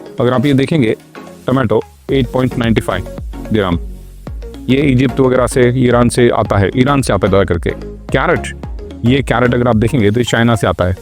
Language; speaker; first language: Hindi; non-native, local second language; Marathi